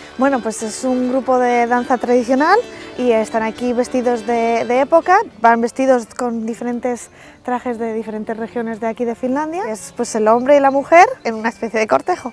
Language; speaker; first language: Spanish; native; Spanish